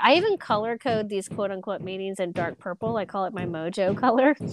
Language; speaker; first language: English; native; English